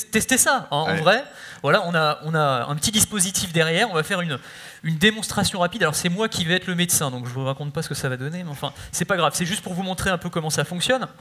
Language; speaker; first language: French; native; French